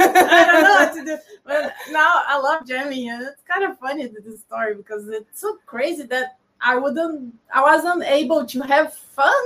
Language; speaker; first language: English; non-native, fluent; Portuguese